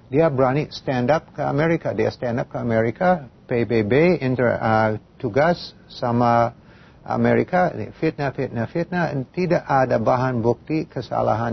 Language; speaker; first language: Indonesian; non-native, fluent; English